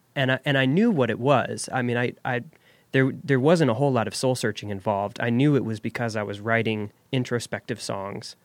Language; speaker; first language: English; native; English